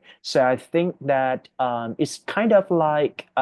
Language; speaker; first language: English; non-native, fluent; Thai